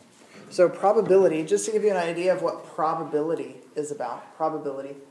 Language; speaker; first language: English; native; English